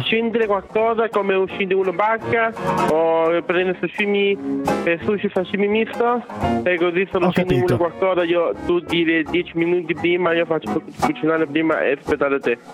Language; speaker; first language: Italian; non-native, learner; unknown